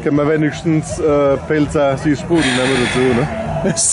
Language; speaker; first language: German; native; German